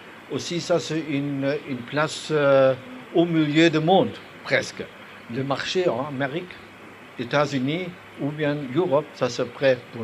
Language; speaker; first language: French; non-native, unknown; German